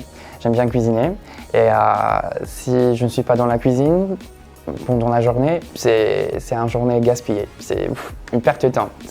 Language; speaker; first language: French; non-native, fluent; English